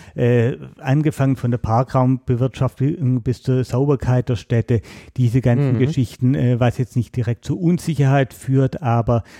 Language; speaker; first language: German; native; German